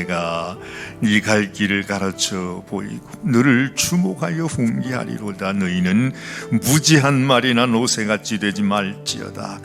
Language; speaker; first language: Korean; native; Korean